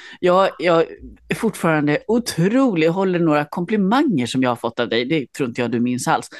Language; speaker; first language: Swedish; native; Swedish